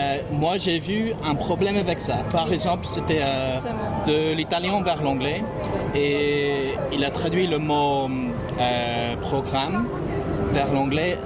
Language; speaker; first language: French; non-native, fluent; English